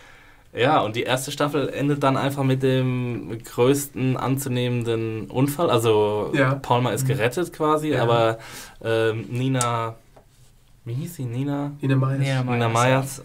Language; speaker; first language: German; native; German